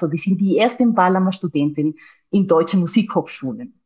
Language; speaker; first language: German; non-native, fluent; Spanish